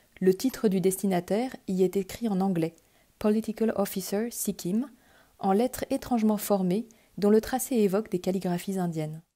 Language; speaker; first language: French; native; French